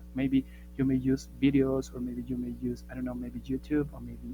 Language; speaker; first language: English; non-native, fluent; Spanish